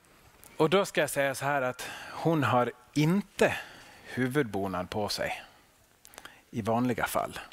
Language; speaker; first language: Swedish; non-native, local second language; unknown